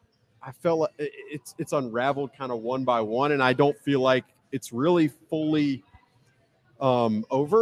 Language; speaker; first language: English; native; English